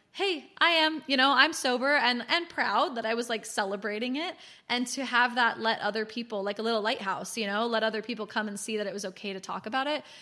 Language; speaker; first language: English; native; English